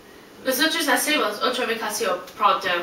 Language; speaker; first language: Spanish; non-native, learner; English